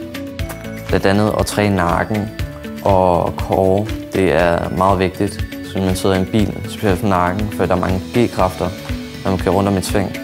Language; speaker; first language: Danish; native; Danish